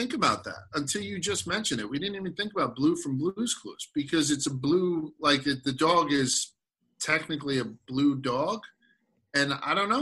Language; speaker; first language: English; native; English